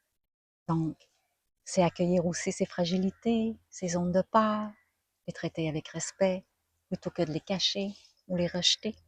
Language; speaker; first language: French; native; French